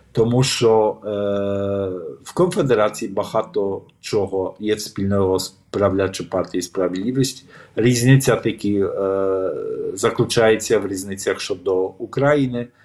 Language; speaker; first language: Ukrainian; non-native, fluent; Polish